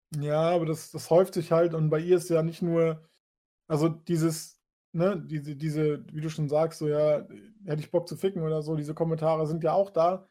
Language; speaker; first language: German; native; German